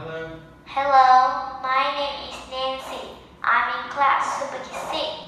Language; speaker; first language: English; non-native, learner; Vietnamese